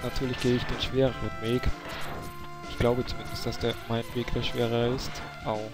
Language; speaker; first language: German; native; German